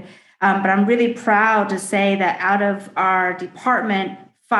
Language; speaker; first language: English; early bilingual, other home language; Chinese